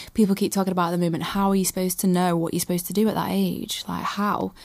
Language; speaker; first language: English; native; English